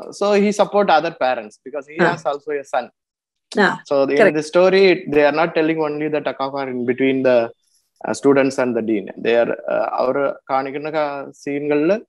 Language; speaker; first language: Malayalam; non-native, learner; Tamil